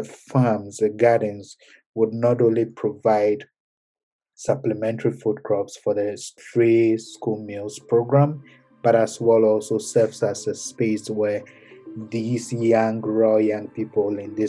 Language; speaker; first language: English; non-native, local second language; Ewe